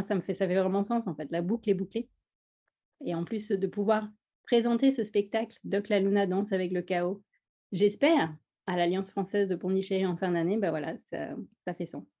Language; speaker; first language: French; native; French